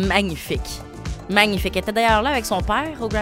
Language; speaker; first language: French; native; French